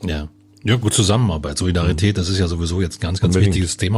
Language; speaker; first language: German; native; German